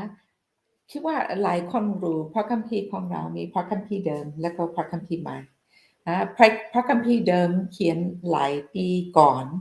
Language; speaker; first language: Thai; non-native, fluent; English